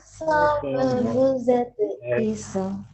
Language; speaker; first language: French; non-native, fluent; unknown